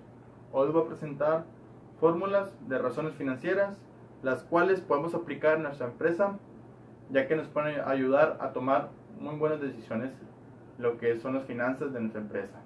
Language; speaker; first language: Spanish; native; Spanish